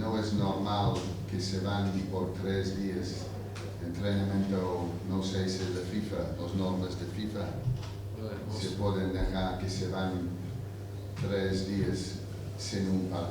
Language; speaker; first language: Spanish; non-native, fluent; English